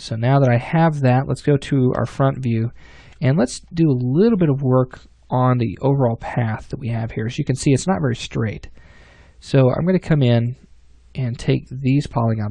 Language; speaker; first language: English; native; English